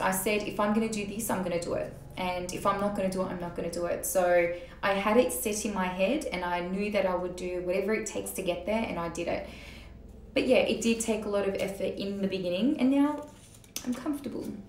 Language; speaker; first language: English; early bilingual, other home language; Turkish